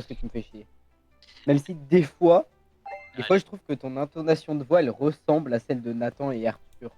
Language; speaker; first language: French; native; French